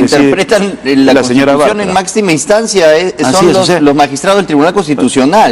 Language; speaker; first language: Spanish; native; Spanish